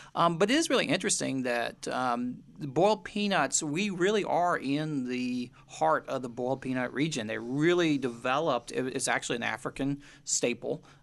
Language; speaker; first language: English; native; English